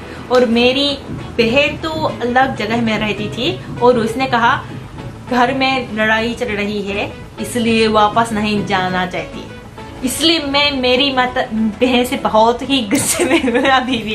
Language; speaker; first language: Hindi; non-native, fluent; Japanese